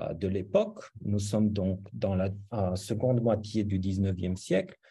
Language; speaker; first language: French; non-native, fluent; Romanian